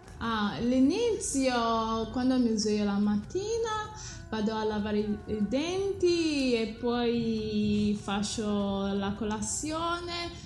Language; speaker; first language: Italian; non-native, learner; English